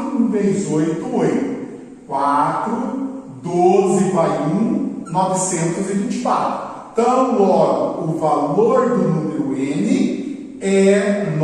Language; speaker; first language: Portuguese; native; Portuguese